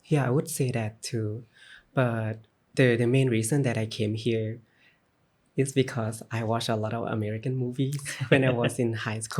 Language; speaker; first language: English; non-native, learner; Thai